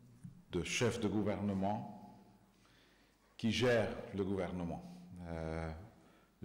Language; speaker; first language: French; non-native, fluent; Hungarian